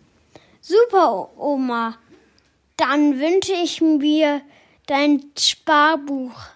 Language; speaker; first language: German; native; German